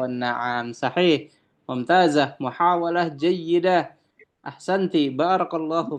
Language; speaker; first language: Arabic; non-native, fluent; Indonesian